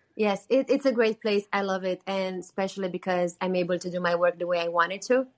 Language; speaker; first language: English; non-native, fluent; Romanian